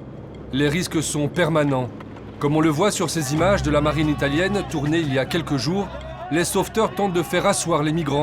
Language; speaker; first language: French; native; French